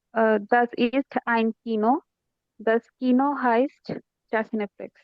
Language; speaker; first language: German; non-native, learner; Bangla